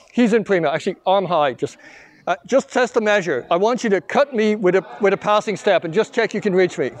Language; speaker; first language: English; native; English